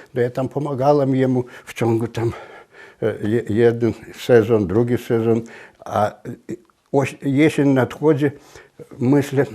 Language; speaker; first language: Polish; non-native, local second language; Belarusian